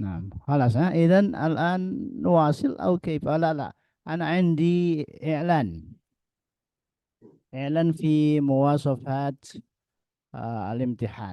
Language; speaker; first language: Arabic; non-native, fluent; Indonesian